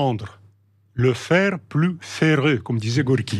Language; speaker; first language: French; non-native, fluent; Russian